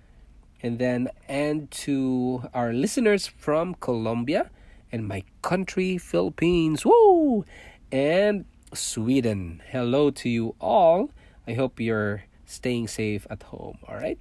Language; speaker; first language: English; non-native, local second language; Cebuano